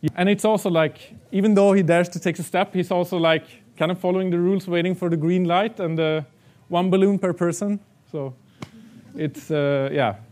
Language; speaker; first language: English; non-native, fluent; Swedish